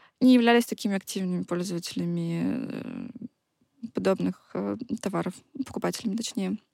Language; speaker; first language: Russian; native; Russian